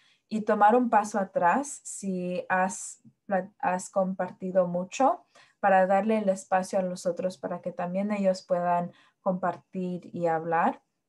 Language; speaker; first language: Spanish; early bilingual, heritage; Spanish